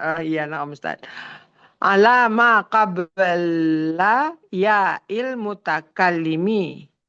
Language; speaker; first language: Arabic; non-native, learner; Indonesian